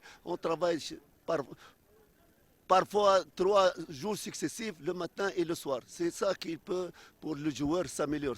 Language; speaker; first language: French; non-native, fluent; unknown